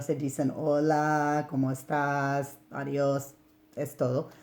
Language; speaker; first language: Spanish; non-native, learner; English